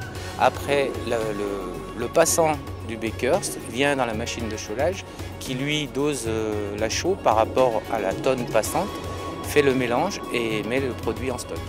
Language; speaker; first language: French; native; French